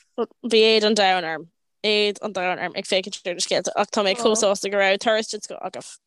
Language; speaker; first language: Irish; non-native, local second language; English